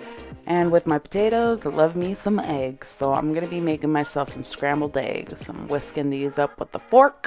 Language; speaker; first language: English; native; English